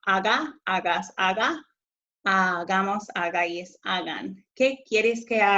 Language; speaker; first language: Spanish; non-native, fluent; English